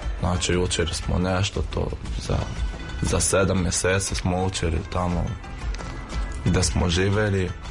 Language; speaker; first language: Croatian; non-native, fluent; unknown